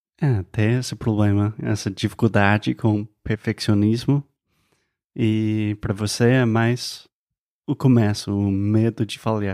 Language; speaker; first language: Portuguese; non-native, fluent; English